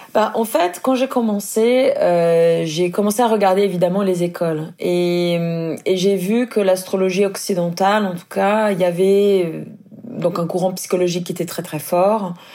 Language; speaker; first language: French; non-native, fluent; Portuguese